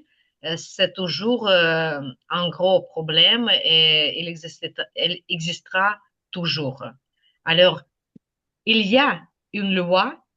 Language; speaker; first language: French; non-native, fluent; Ukrainian